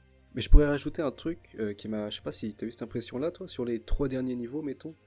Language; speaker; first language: French; native; French